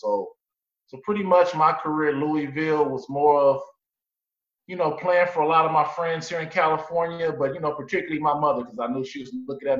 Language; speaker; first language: English; native; English